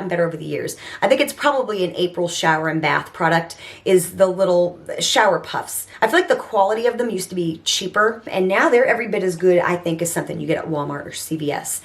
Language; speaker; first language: English; native; English